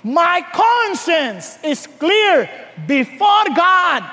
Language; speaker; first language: English; non-native, local second language; Filipino